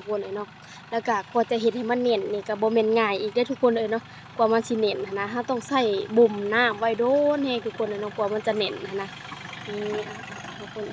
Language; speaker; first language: Thai; non-native, local second language; Lao